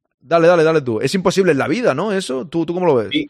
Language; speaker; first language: Spanish; native; Spanish